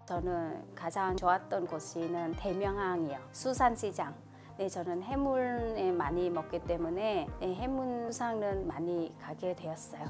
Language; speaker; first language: Korean; non-native, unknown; Vietnamese